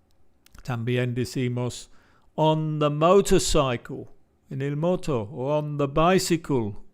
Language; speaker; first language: Spanish; non-native, fluent; English